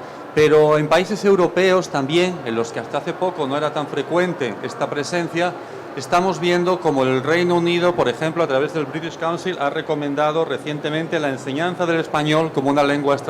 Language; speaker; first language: Spanish; native; Spanish